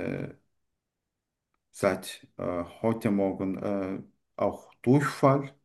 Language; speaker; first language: German; non-native, fluent; Turkish